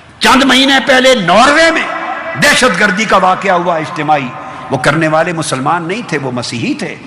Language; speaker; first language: Urdu; non-native, local second language; Punjabi